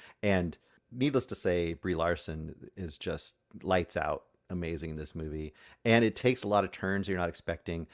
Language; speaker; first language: English; native; English